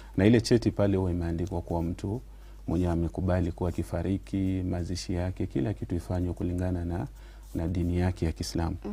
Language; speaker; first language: Swahili; non-native, local second language; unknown